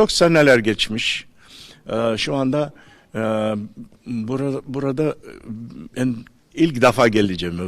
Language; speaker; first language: Turkish; non-native, learner; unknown